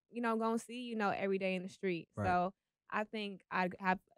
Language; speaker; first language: English; native; English